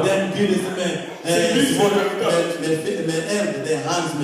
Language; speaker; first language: Swedish; non-native, fluent; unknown